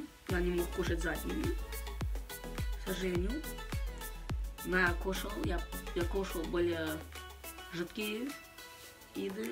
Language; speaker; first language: Russian; early bilingual, heritage; Russian